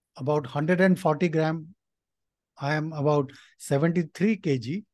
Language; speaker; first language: English; non-native, local second language; Nepali